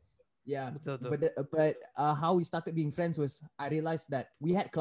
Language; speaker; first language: English; non-native, local second language; Malay